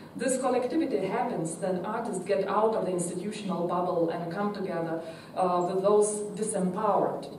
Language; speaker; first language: English; non-native, fluent; Lithuanian